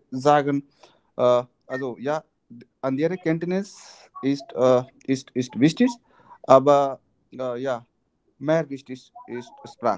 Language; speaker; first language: German; non-native, learner; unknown